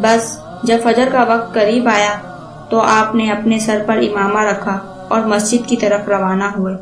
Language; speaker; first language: Urdu; native; Urdu